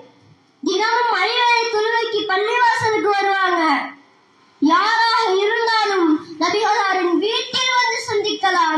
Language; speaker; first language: Tamil; native; Tamil